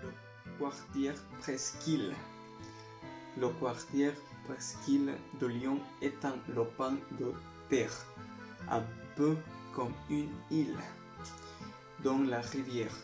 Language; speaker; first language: French; non-native, learner; Spanish